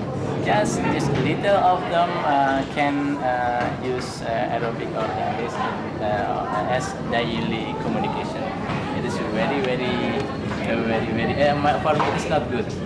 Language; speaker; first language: English; non-native, fluent; Indonesian